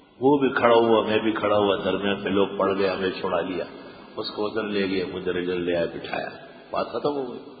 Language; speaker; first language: Urdu; non-native, local second language; Pashto